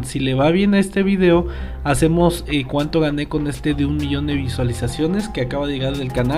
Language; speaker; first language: Spanish; native; Spanish